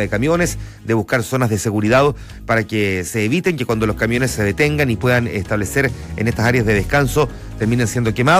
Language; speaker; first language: Spanish; native; Spanish